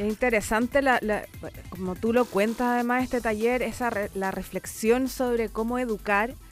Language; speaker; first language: Spanish; native; Spanish